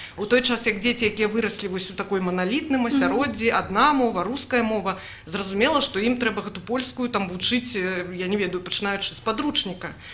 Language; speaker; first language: Belarusian; non-native, local second language; Russian